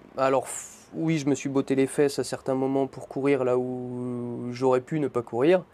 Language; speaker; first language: French; native; French